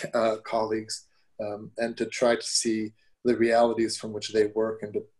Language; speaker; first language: English; early bilingual, other home language; German